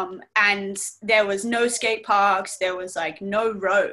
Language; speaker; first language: English; native; English